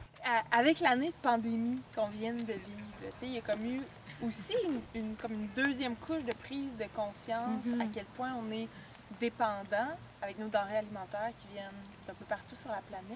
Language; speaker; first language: French; native; French